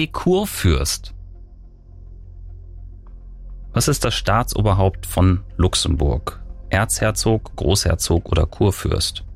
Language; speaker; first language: German; native; German